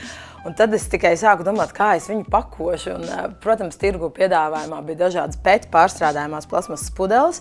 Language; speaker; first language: Latvian; native; Latvian